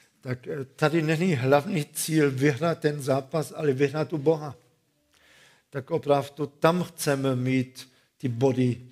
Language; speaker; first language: Czech; non-native, fluent; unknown